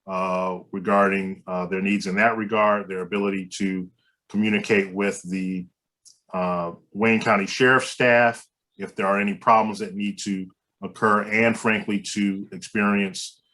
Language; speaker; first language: English; native; English